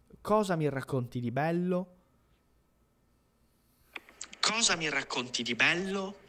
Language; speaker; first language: Italian; non-native, fluent; Portuguese